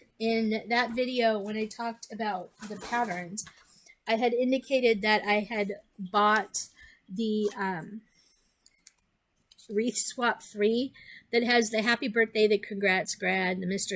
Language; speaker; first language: English; native; English